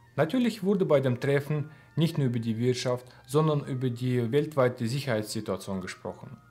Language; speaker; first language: German; non-native, fluent; Russian